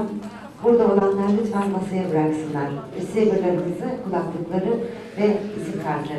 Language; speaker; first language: Turkish; native; Turkish